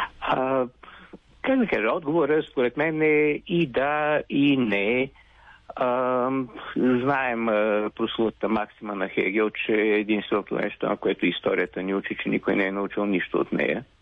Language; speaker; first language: Bulgarian; native; Bulgarian